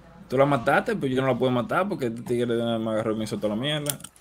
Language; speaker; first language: Spanish; early bilingual, heritage; Spanish